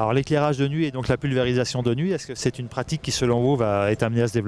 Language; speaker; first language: French; native; French